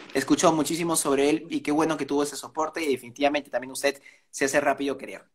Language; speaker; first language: Spanish; native; Spanish